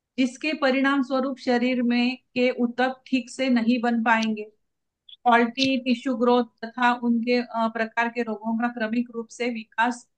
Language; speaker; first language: Hindi; non-native, local second language; Marathi